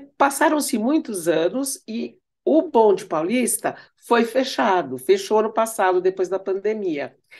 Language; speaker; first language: Portuguese; early bilingual, other home language; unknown